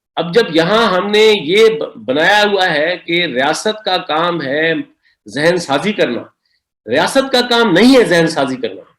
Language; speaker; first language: Urdu; non-native, local second language; Sindhi